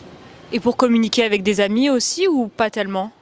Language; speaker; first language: French; native; French